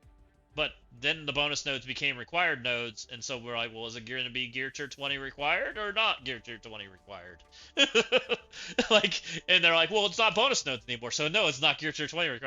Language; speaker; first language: English; native; English